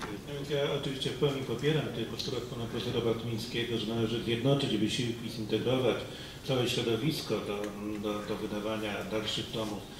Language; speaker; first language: Polish; native; Polish